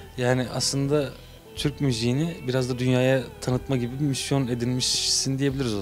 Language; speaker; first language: Turkish; native; Turkish